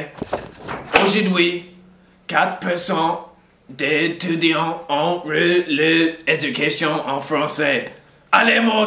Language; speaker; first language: French; non-native, learner; English